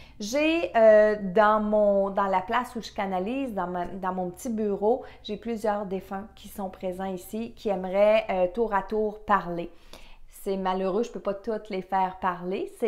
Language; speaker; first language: French; native; French